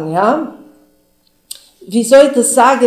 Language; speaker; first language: German; non-native, fluent; Bulgarian